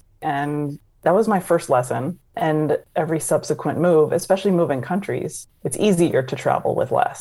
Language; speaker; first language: English; native; English